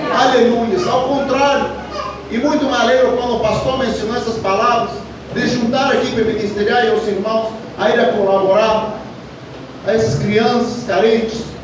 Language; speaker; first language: Portuguese; non-native, fluent; Spanish